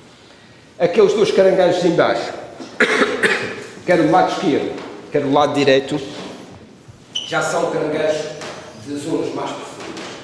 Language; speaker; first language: Portuguese; native; Portuguese